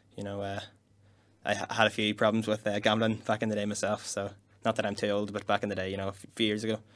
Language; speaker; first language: English; native; English